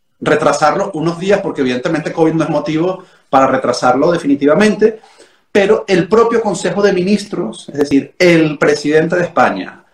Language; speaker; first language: Spanish; native; Spanish